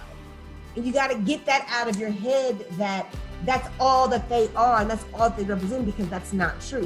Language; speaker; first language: English; native; English